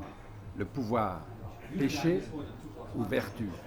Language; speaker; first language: French; native; French